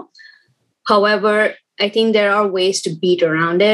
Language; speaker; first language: English; non-native, local second language; Hindi